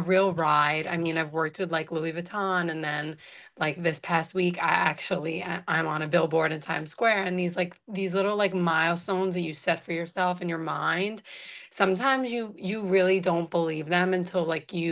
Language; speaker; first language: English; native; English